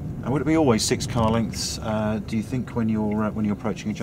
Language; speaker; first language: English; native; English